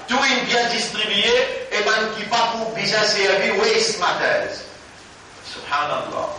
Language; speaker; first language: French; non-native, local second language; Morisyen